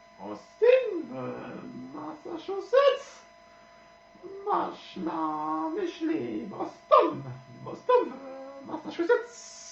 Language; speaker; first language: Polish; non-native, learner; French